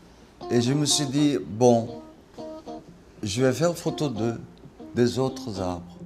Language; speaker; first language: French; non-native, fluent; Korean